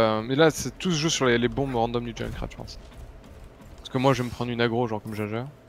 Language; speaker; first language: French; native; French